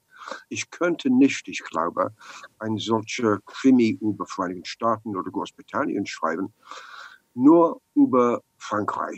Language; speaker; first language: German; non-native, learner; English